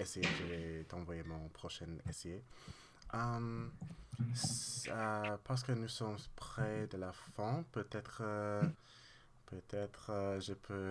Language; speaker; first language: French; non-native, learner; English